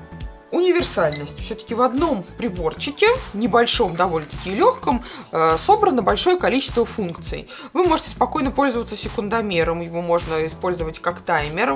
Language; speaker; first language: Russian; native; Russian